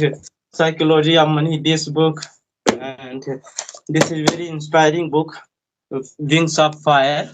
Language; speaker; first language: English; non-native, learner; Hindi